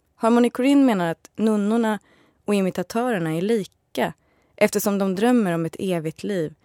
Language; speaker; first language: Swedish; native; Swedish